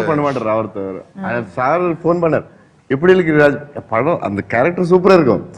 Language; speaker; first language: Tamil; non-native, learner; Telugu